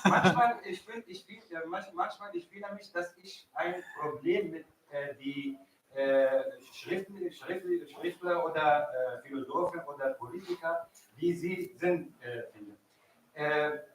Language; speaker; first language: German; non-native, learner; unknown